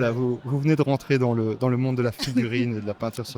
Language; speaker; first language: French; native; French